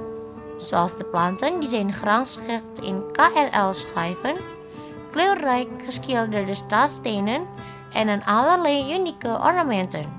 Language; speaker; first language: Dutch; non-native, fluent; Indonesian